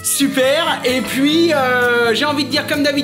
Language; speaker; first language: French; native; French